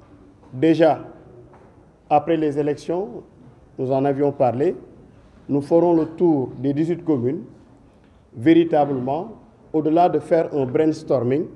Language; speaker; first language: French; non-native, local second language; Wolof